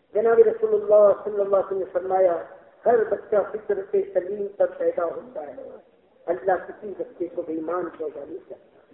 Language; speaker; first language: Urdu; native; Urdu